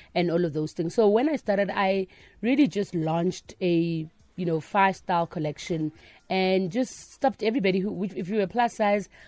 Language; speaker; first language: English; non-native, local second language; Northern Sotho